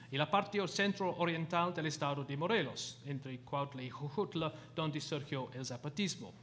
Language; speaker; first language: Spanish; non-native, fluent; English